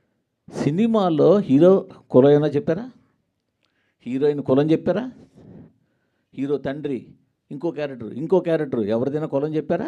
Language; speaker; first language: Telugu; native; Telugu